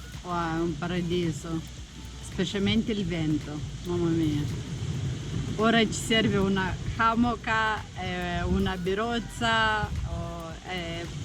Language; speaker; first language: Italian; non-native, fluent; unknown